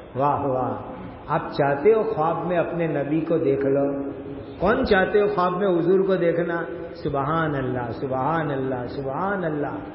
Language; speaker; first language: Urdu; non-native, local second language; Gujarati